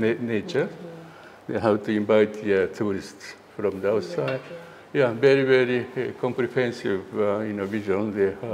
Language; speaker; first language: English; non-native, learner; Japanese